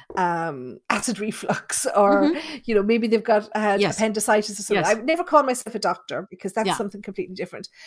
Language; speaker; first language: English; native; English